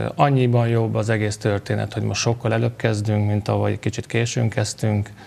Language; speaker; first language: Hungarian; native; Hungarian